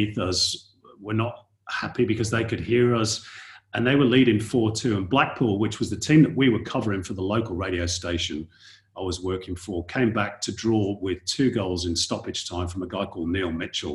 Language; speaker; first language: English; native; English